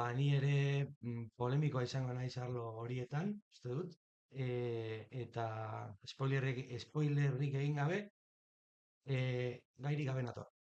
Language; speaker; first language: Basque; non-native, local second language; Spanish